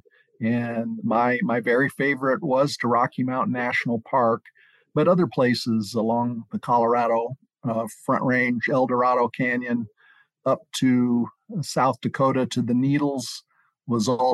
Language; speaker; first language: English; native; English